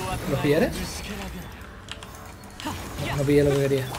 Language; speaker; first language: Spanish; native; Spanish